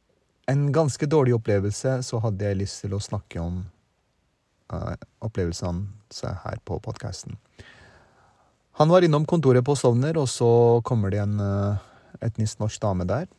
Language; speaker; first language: Norwegian; early bilingual, other home language; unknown